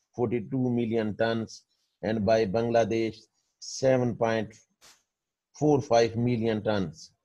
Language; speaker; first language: English; non-native, local second language; Urdu